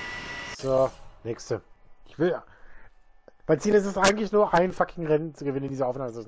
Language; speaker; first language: German; native; German